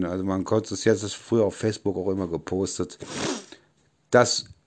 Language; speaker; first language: German; native; German